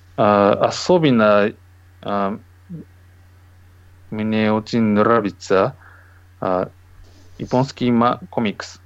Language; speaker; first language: Russian; non-native, learner; Japanese